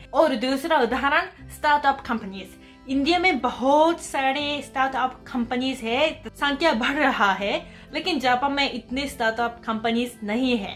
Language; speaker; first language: Hindi; non-native, fluent; Japanese